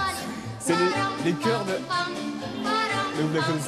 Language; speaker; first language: French; native; French